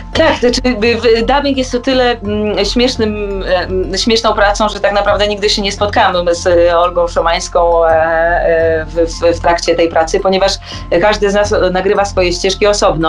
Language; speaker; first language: Polish; native; Polish